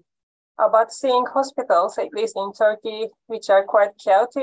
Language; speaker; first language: English; non-native, fluent; Turkish